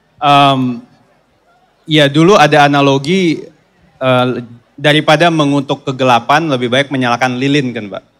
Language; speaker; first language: Indonesian; native; Indonesian